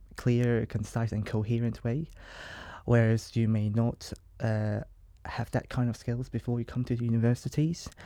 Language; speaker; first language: English; non-native, local second language; Cantonese